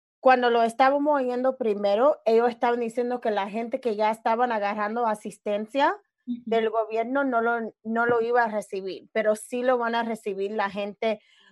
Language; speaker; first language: Spanish; early bilingual, other home language; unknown